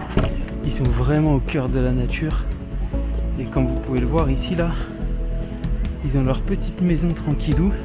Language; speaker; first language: French; native; French